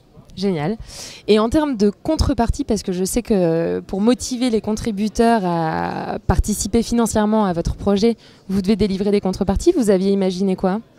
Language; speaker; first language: French; native; French